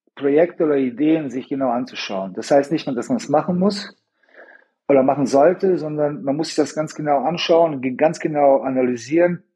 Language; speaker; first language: German; early bilingual, other home language; Bosnian